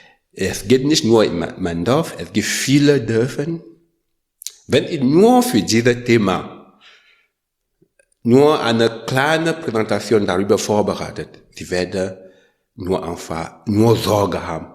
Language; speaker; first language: German; non-native, learner; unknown